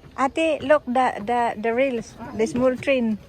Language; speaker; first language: English; non-native, learner; Filipino